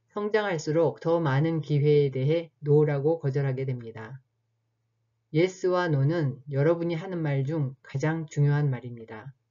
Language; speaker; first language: Korean; native; Korean